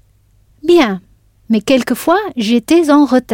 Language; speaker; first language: French; non-native, fluent; English